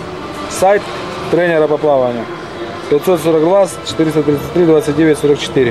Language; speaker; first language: Russian; native; Russian